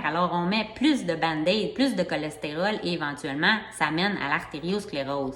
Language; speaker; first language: French; native; French